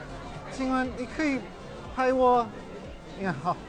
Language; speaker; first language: Chinese; non-native, learner; English